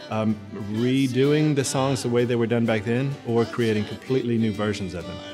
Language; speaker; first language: English; native; English